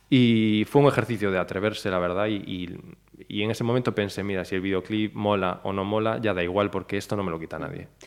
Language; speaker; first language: Spanish; native; Spanish